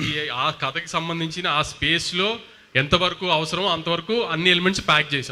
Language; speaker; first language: Telugu; native; Telugu